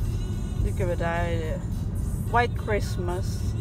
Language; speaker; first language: Danish; non-native, learner; Cebuano